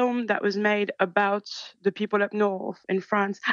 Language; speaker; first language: English; non-native, fluent; French